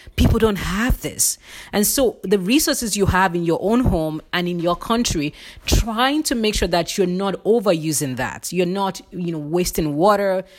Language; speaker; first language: English; non-native, local second language; Yoruba